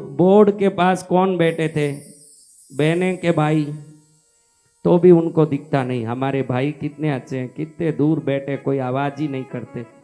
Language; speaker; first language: Hindi; native; Hindi